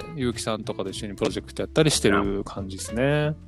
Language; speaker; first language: Japanese; native; Japanese